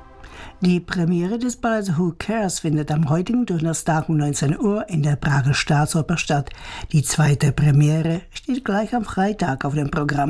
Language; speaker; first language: German; native; German